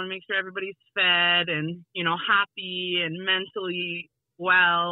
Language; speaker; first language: English; native; English